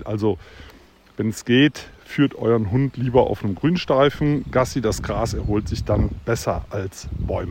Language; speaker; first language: German; native; German